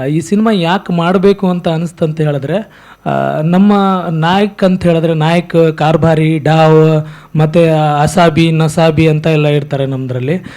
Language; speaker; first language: Kannada; non-native, local second language; Lambadi